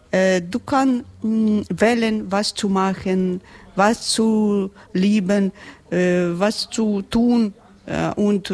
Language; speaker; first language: German; non-native, learner; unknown